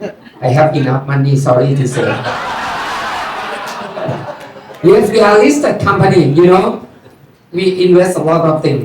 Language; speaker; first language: English; non-native, learner; Thai